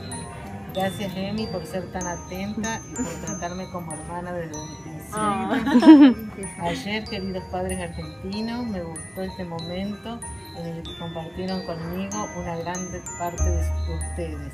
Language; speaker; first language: Spanish; non-native, learner; French